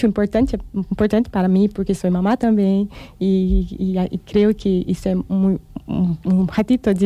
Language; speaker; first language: Spanish; non-native, fluent; Portuguese